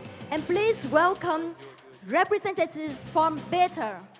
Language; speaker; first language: English; non-native, fluent; Vietnamese